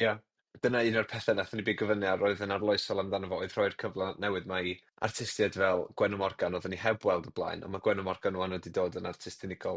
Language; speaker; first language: Welsh; native; Welsh